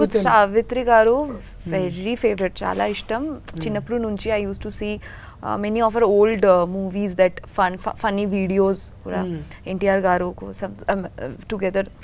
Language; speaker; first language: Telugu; non-native, learner; Bangla